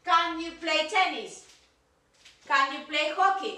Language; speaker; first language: English; non-native, fluent; Spanish